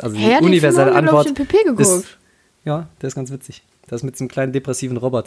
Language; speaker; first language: German; native; German